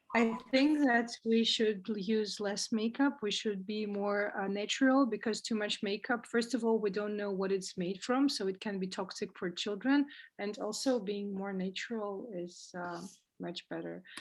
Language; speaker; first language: English; non-native, fluent; Georgian